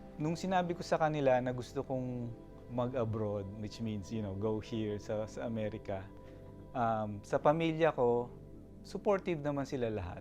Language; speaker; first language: Filipino; native; Filipino